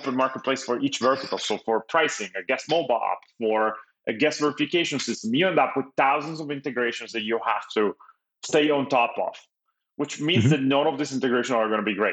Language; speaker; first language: English; non-native, fluent; Italian